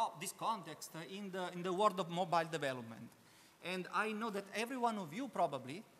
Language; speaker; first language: English; non-native, learner; Italian